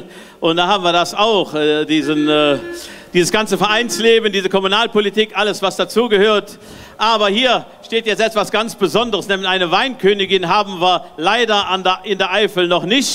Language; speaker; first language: German; native; German